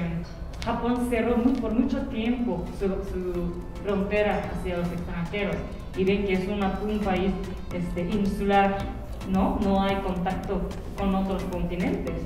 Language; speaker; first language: Spanish; non-native, fluent; Japanese